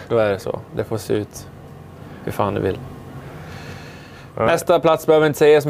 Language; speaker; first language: Swedish; native; Swedish